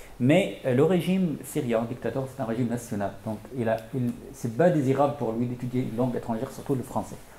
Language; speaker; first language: French; non-native, fluent; Arabic